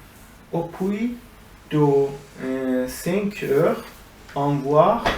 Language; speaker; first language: French; non-native, learner; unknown